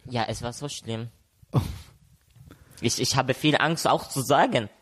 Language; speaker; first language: German; non-native, learner; Arabic